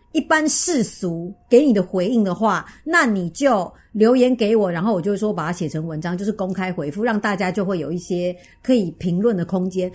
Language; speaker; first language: Chinese; native; Chinese